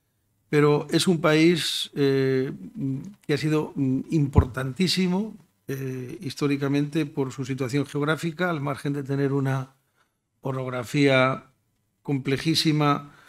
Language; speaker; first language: Spanish; native; Spanish